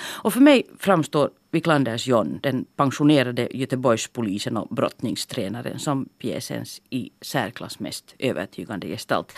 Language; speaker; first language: Swedish; native; Swedish